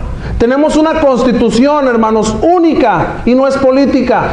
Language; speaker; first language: Spanish; native; Spanish